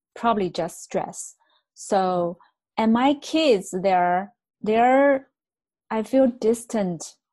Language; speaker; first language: English; non-native, fluent; Chinese